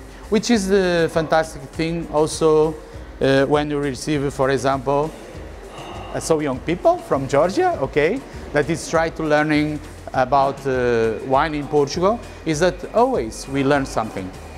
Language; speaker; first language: English; non-native, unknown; Portuguese